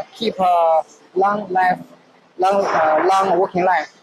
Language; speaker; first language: English; non-native, learner; Chinese